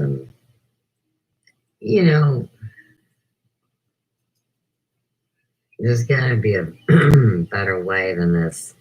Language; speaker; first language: English; native; English